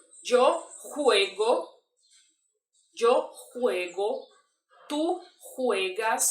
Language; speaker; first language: Spanish; non-native, fluent; Portuguese